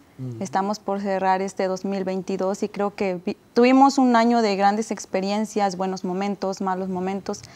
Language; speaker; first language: Spanish; native; Spanish